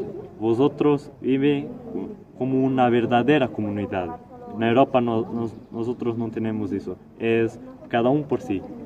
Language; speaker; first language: Spanish; non-native, learner; Portuguese